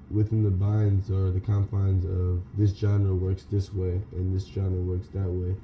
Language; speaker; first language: English; native; English